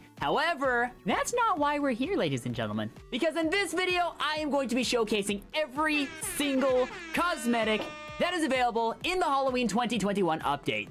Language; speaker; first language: English; native; English